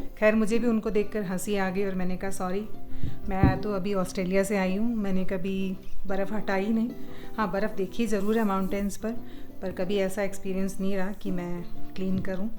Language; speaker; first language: Hindi; native; Hindi